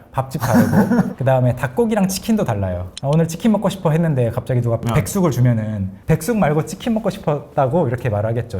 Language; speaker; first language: Korean; native; Korean